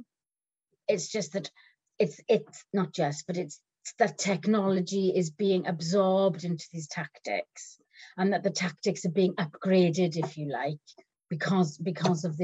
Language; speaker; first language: English; native; English